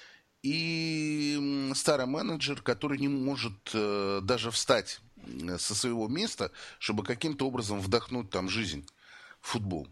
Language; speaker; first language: Russian; native; Russian